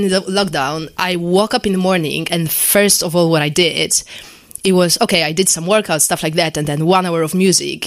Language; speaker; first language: English; non-native, fluent; Polish